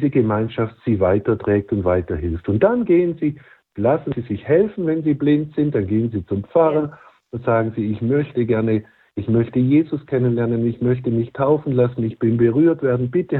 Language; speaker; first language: German; native; German